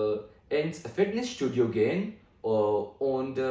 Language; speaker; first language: German; non-native, fluent; Pashto